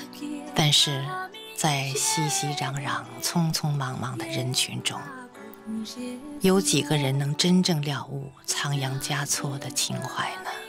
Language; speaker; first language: Chinese; native; Chinese